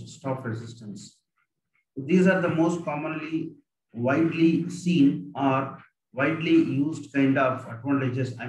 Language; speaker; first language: English; non-native, local second language; Kannada